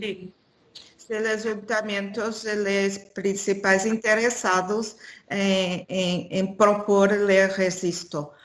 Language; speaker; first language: Spanish; non-native, learner; Portuguese